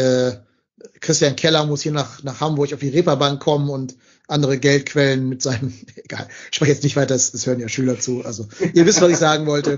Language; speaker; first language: German; native; German